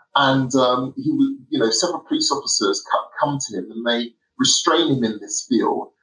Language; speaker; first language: English; native; English